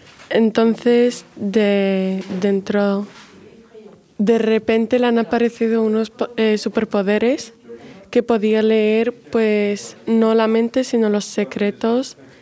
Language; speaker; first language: Spanish; native; Spanish